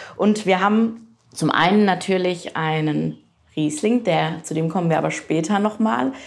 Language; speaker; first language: German; native; German